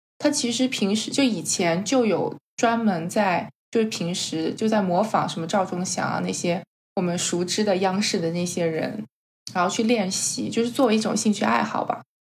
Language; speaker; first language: Chinese; native; Chinese